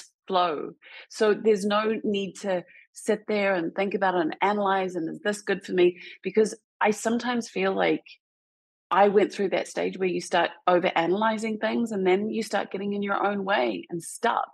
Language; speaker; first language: English; native; English